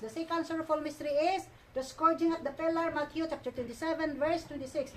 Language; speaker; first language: English; non-native, local second language; Filipino